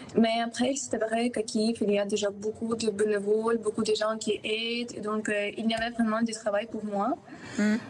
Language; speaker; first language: French; non-native, fluent; Ukrainian